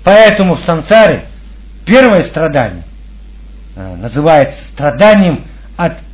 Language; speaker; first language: Russian; native; Russian